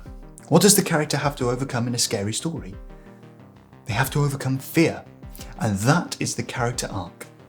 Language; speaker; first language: English; native; English